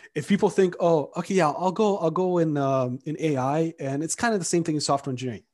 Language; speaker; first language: English; early bilingual, other home language; Romanian